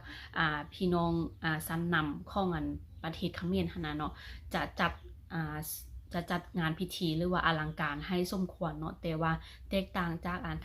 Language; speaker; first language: Thai; non-native, local second language; Northeastern Thai